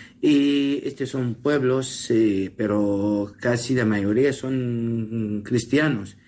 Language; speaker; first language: Spanish; non-native, learner; Assyrian Neo-Aramaic